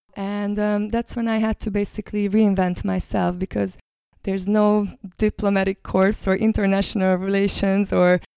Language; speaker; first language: English; non-native, fluent; Hungarian